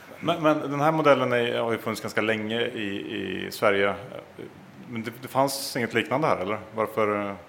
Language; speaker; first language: Swedish; native; Swedish